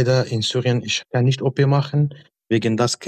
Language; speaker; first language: German; non-native, learner; Arabic